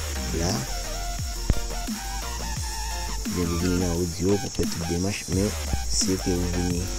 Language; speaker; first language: French; non-native, learner; Haitian Creole